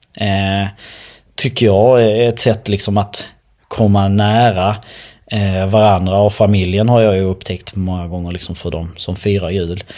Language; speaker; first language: Swedish; early bilingual, other home language; Albanian